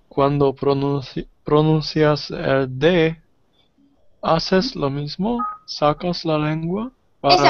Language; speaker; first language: Spanish; non-native, learner; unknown